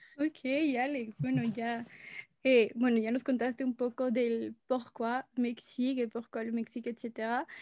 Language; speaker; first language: Spanish; native; Spanish